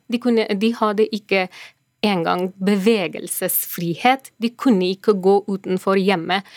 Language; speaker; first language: Norwegian; non-native, fluent; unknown